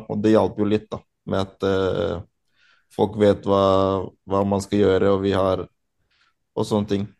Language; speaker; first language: Norwegian; early bilingual, other home language; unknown